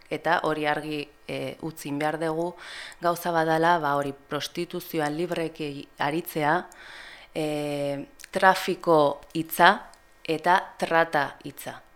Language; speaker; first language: Basque; non-native, local second language; Spanish